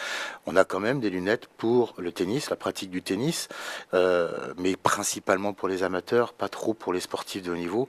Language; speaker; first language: French; native; French